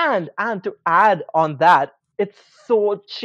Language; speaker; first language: English; non-native, local second language; Hindi